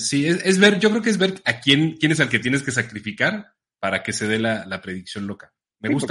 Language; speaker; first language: Spanish; native; Spanish